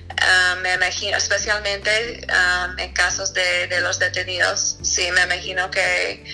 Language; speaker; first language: Spanish; non-native, fluent; English